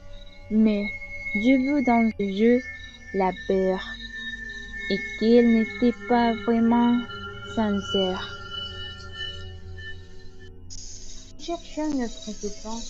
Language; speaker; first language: French; non-native, learner; Spanish